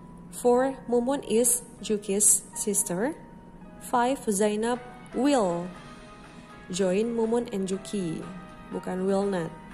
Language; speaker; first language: English; non-native, fluent; Indonesian